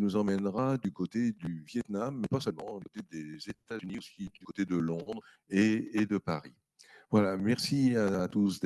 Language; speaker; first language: French; native; French